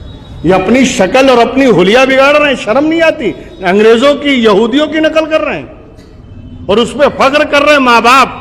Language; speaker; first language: Urdu; native; Urdu